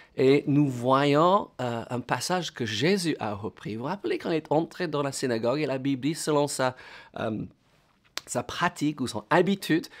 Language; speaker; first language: French; non-native, fluent; English